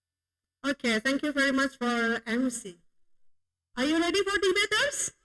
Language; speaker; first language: English; non-native, learner; Indonesian